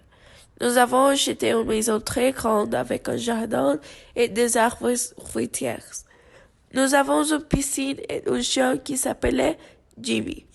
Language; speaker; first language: French; non-native, learner; Spanish